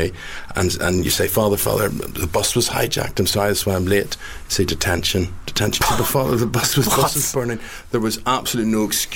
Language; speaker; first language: English; native; English